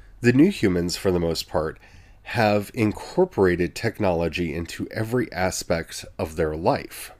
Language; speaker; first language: English; native; English